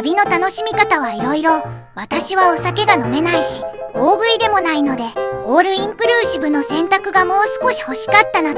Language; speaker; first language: Japanese; native; Japanese